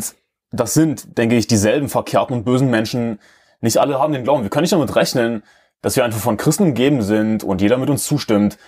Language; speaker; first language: German; native; German